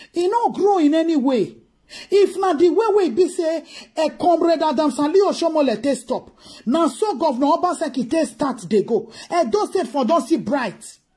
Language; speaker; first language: English; non-native, local second language; Bini